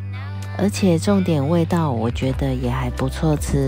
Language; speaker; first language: Chinese; native; Chinese